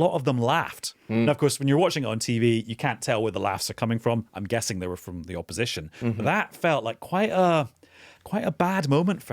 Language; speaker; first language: English; native; English